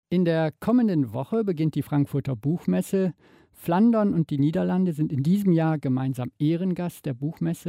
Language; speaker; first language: German; native; German